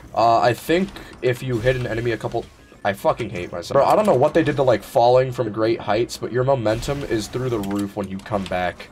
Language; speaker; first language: English; native; English